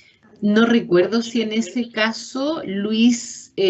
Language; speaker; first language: Spanish; native; Spanish